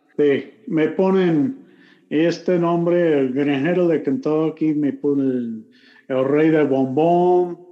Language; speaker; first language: Spanish; non-native, learner; English